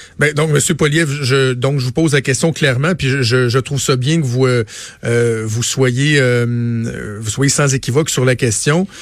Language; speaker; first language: French; native; French